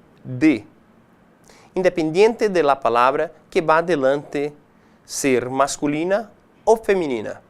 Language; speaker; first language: Spanish; non-native, fluent; Portuguese